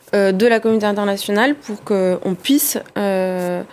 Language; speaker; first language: French; early bilingual, other home language; Arabic